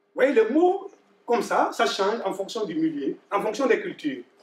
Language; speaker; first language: French; non-native, local second language; Bambara